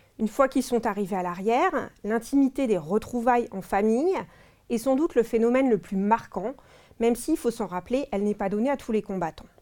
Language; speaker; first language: French; native; French